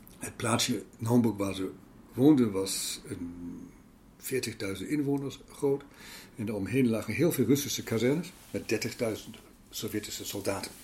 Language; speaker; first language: Dutch; non-native, fluent; German